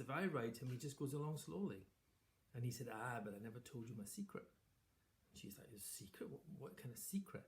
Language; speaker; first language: English; native; English